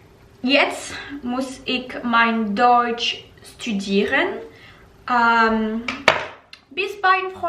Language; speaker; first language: German; non-native, learner; French